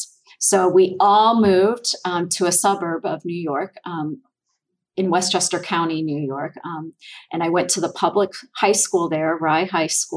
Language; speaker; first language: English; native; English